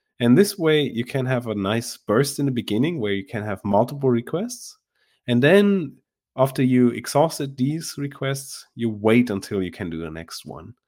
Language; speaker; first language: English; non-native, fluent; German